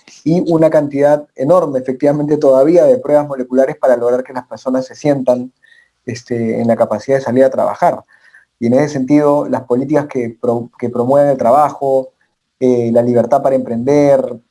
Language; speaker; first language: Spanish; native; Spanish